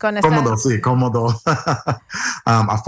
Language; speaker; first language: Spanish; non-native, learner; English